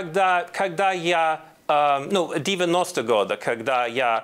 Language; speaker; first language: Russian; non-native, learner; English